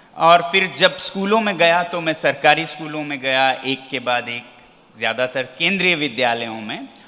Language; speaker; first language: Hindi; non-native, local second language; Ladakhi